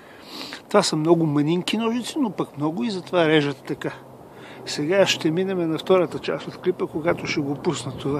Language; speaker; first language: Bulgarian; native; Bulgarian